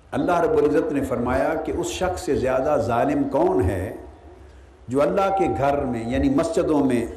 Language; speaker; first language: Urdu; non-native, local second language; Punjabi